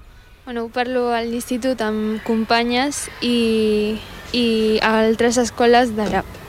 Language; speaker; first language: Catalan; early bilingual, other home language; Arabic